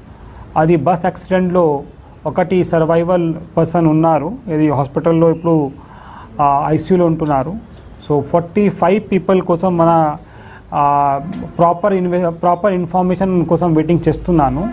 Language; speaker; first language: Telugu; non-native, local second language; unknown